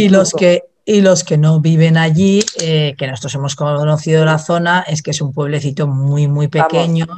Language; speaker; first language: Spanish; native; Spanish